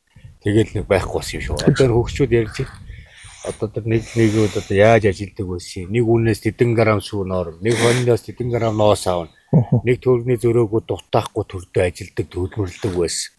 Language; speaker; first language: Mongolian; native; Mongolian